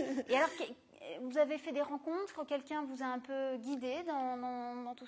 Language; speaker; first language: French; native; French